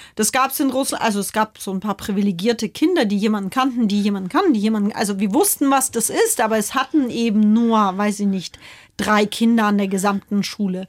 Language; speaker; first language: German; early bilingual, other home language; Russian